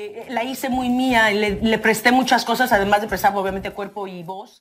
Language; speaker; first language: Spanish; native; Spanish